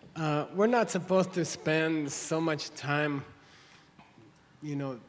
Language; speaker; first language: English; native; English